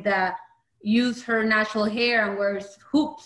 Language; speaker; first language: English; early bilingual, other home language; Spanish